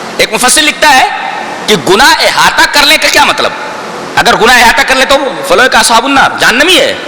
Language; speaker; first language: Urdu; native; Urdu